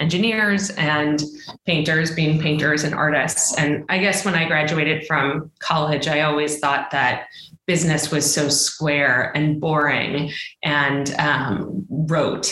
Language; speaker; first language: English; native; English